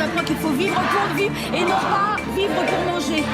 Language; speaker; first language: French; native; French